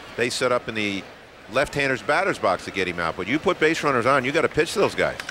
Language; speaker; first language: English; native; English